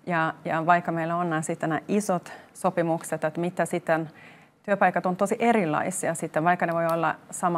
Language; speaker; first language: Finnish; non-native, local second language; Swedish